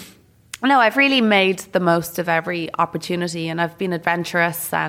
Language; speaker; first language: English; native; English